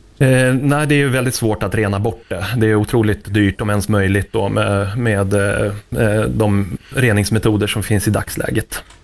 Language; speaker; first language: Swedish; native; Swedish